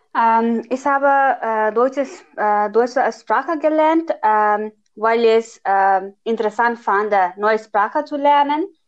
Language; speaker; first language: German; non-native, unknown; Nepali